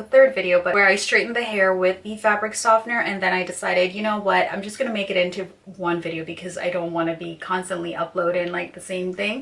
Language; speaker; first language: English; native; English